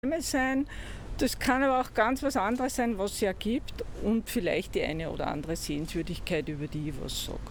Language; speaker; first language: German; native; German